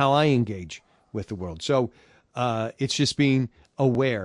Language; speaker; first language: English; native; English